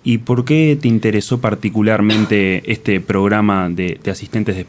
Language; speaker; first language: Spanish; native; Spanish